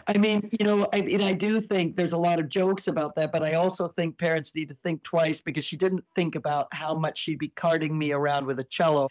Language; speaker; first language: English; native; English